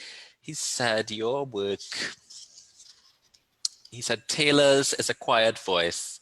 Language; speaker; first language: English; native; English